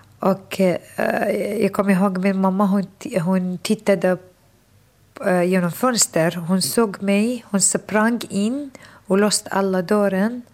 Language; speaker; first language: Swedish; non-native, fluent; Arabic